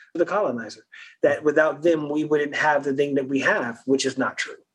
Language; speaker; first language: English; early bilingual, other home language; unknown